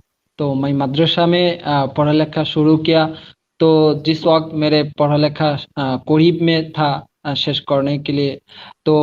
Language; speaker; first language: Hindi; non-native, learner; Bangla